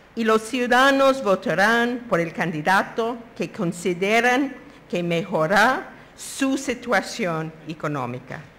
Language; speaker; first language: Spanish; non-native, fluent; English